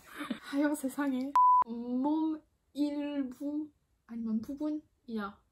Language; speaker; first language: Korean; non-native, learner; French